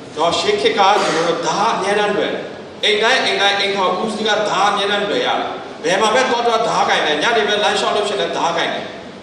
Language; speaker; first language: Burmese; non-native, local second language; Kachin